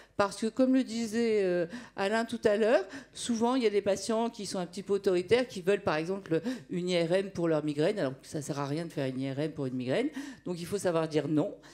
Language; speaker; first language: French; native; French